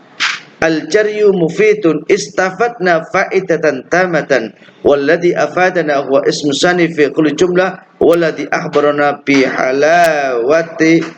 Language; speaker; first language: Arabic; non-native, fluent; Indonesian